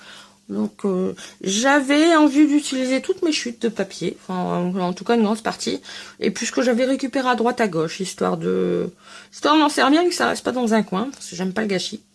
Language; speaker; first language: French; native; French